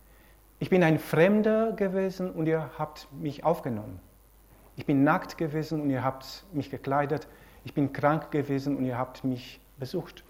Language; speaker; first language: German; non-native, fluent; Romanian